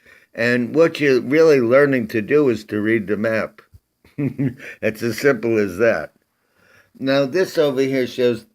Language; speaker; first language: English; native; English